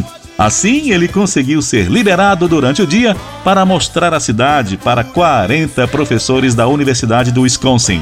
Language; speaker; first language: Portuguese; native; Portuguese